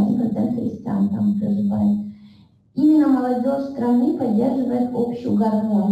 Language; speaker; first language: Russian; native; Russian